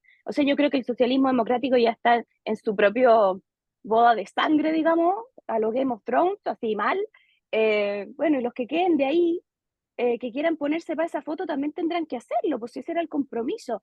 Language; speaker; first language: Spanish; native; Spanish